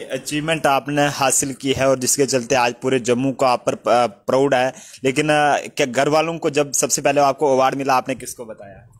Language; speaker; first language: Hindi; native; Hindi